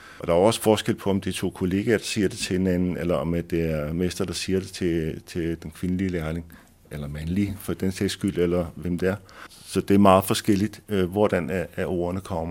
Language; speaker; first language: Danish; native; Danish